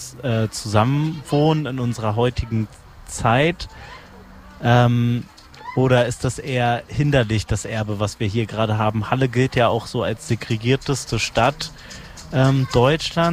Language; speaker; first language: German; native; German